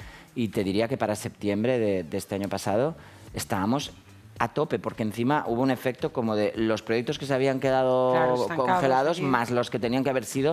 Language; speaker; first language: Spanish; native; Spanish